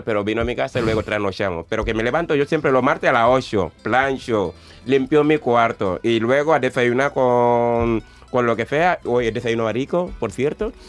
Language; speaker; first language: Spanish; non-native, fluent; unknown